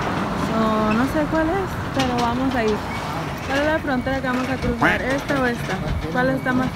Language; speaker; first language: Spanish; early bilingual, heritage; Spanish